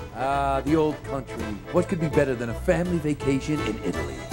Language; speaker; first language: English; native; English